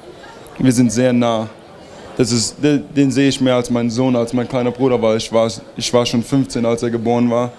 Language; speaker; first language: German; early bilingual, heritage; German